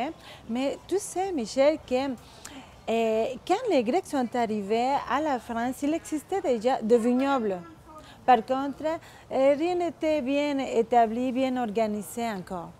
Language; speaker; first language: French; non-native, fluent; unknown